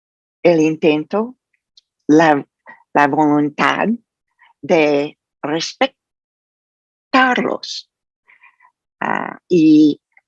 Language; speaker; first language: Spanish; non-native, fluent; English